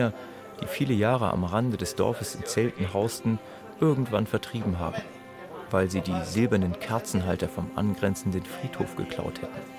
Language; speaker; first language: German; native; German